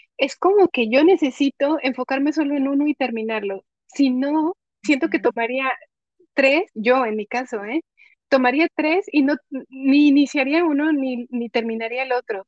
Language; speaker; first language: Spanish; native; Spanish